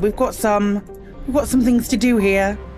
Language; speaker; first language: English; native; English